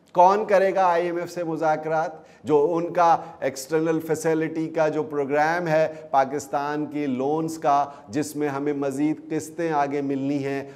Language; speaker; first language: Urdu; native; Urdu